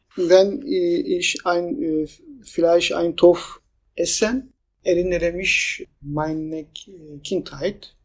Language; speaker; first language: German; non-native, learner; Turkish